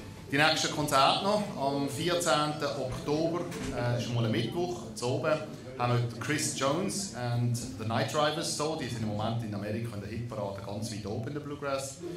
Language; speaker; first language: German; native; German